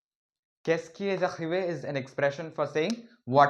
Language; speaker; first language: French; non-native, fluent; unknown